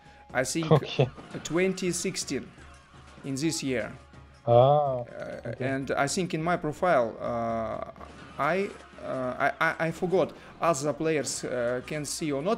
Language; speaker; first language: English; non-native, learner; Russian